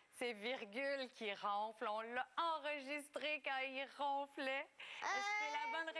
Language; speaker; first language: French; native; French